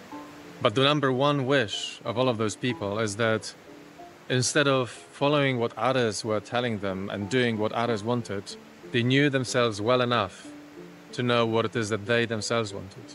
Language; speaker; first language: English; non-native, fluent; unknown